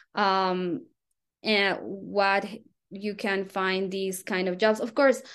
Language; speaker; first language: English; non-native, fluent; Spanish